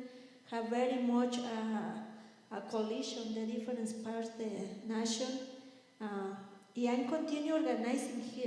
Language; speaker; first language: English; non-native, learner; Spanish